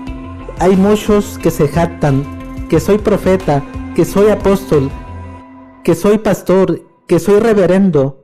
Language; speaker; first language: Spanish; native; Spanish